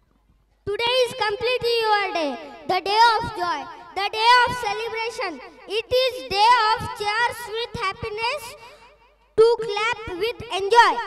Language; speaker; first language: English; non-native, learner; Marathi